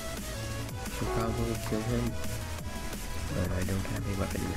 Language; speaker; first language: English; native; English